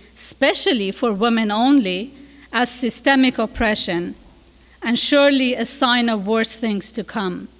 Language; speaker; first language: English; non-native, fluent; Persian